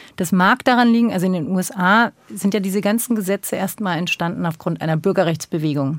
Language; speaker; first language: German; early bilingual, other home language; Turkish